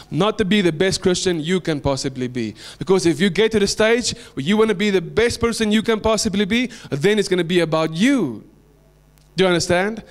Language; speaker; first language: English; non-native, local second language; Afrikaans